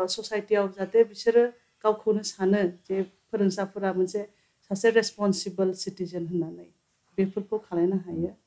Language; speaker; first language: Bodo; non-native, local second language; Santali